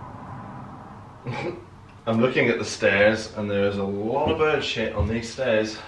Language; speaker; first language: English; native; English